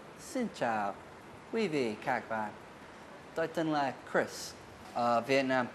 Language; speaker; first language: Vietnamese; non-native, learner; English